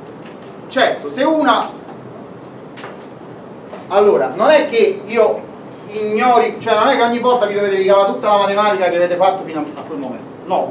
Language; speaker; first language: Italian; native; Italian